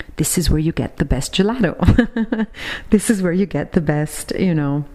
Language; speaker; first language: English; non-native, fluent; Italian